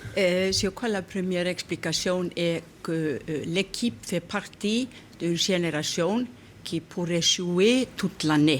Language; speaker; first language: French; non-native, fluent; Icelandic